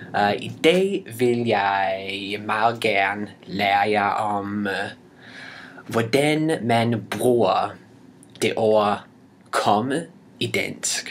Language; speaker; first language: Danish; non-native, fluent; English